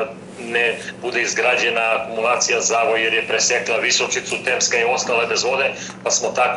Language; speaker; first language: Serbian; native; Serbian